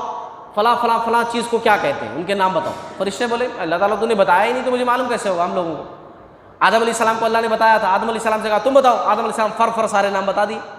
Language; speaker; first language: Urdu; native; Urdu